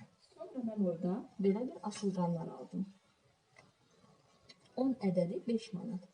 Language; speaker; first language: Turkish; non-native, learner; Azerbaijani